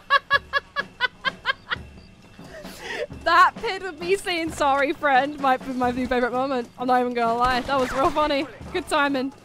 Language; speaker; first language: English; native; English